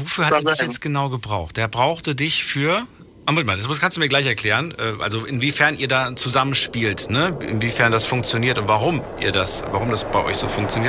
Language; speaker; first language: German; native; German